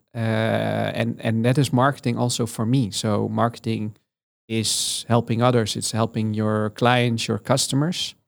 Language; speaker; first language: English; non-native, fluent; Dutch